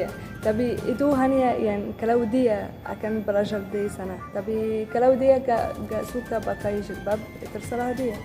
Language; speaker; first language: Indonesian; non-native, fluent; Arabic